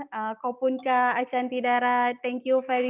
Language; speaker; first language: English; non-native, learner; Indonesian